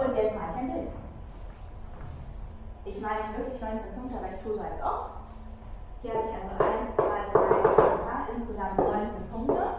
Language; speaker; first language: German; native; German